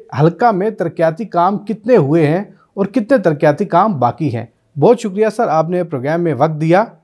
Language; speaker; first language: Urdu; native; Urdu